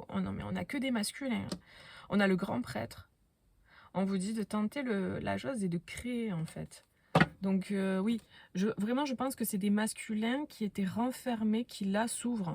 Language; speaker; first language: French; native; French